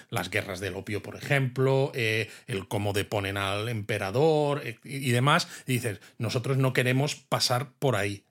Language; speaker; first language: Spanish; native; Spanish